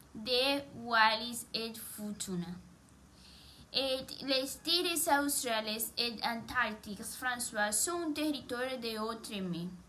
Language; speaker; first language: French; non-native, learner; Spanish